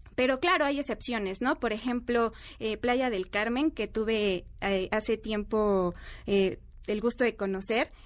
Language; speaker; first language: Spanish; native; Spanish